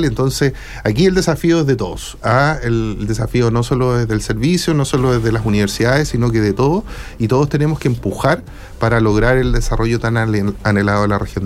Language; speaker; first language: Spanish; native; Spanish